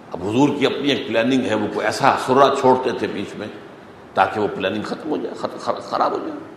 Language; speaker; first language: Urdu; native; Urdu